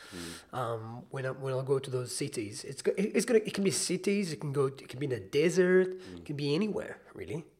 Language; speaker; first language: English; non-native, fluent; Hebrew